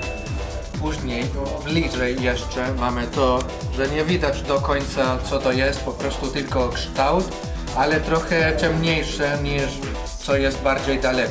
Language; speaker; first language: Polish; non-native, learner; Spanish